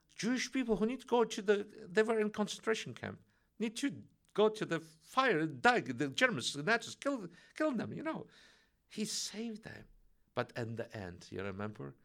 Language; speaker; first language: English; non-native, fluent; Russian